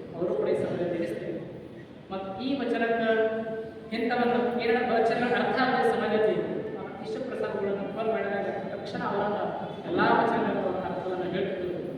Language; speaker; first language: Kannada; non-native, local second language; Marathi